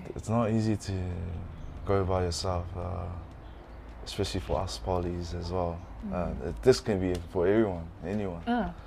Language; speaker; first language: English; early bilingual, other home language; Tongan